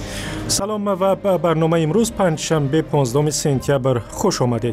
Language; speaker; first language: Persian; native; Persian